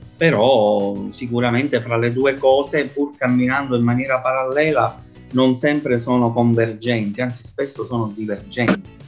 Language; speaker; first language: Italian; native; Italian